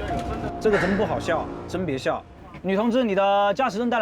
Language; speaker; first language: Chinese; native; Chinese